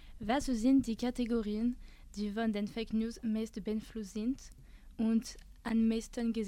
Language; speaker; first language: German; non-native, learner; French